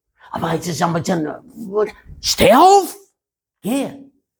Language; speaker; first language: German; non-native, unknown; Afrikaans